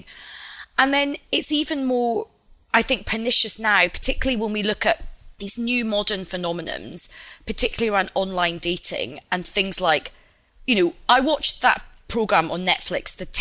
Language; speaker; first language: English; native; English